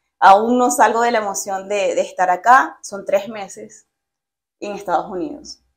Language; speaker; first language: Spanish; native; Spanish